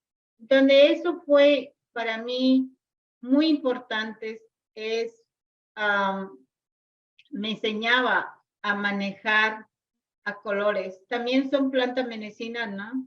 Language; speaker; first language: Spanish; non-native, local second language; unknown